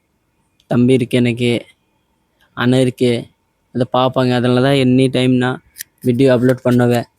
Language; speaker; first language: Tamil; non-native, learner; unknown